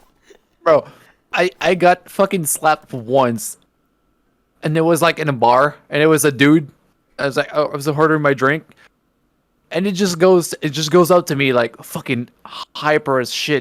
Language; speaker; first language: English; native; English